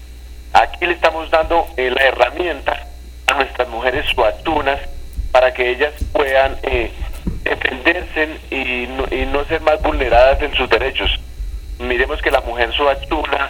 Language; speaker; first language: Spanish; native; Spanish